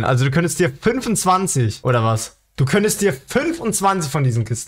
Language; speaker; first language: German; native; German